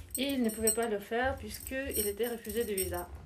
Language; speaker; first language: French; non-native, learner; English